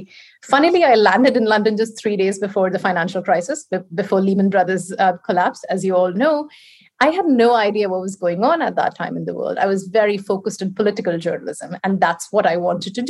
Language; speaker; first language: English; non-native, local second language; Hindi